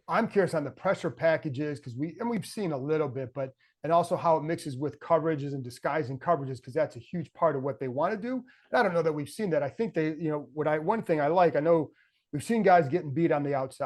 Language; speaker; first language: English; native; English